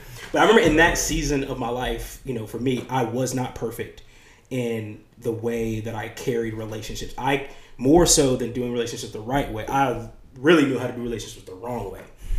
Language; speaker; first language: English; native; English